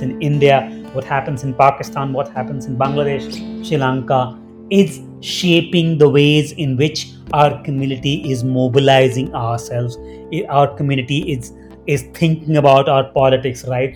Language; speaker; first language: English; non-native, local second language; Hindi